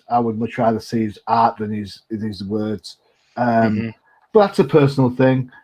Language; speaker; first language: English; native; English